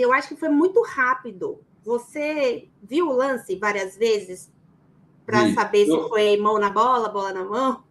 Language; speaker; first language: Portuguese; native; Portuguese